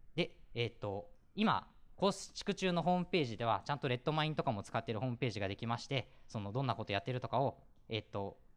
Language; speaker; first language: Japanese; native; Japanese